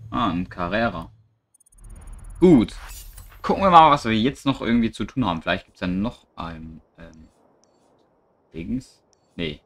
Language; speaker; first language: German; native; German